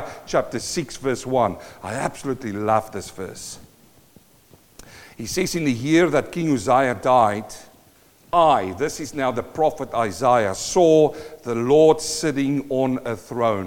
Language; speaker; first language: English; non-native, local second language; Afrikaans